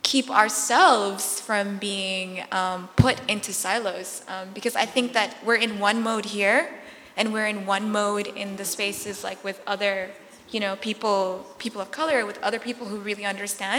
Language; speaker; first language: English; early bilingual, other home language; Arabic